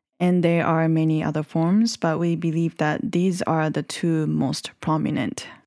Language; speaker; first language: English; non-native, fluent; Japanese